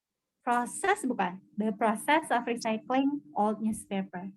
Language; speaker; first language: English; non-native, learner; Indonesian